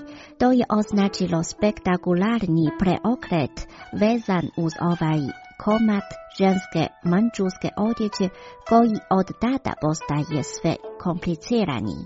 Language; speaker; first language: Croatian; non-native, fluent; Chinese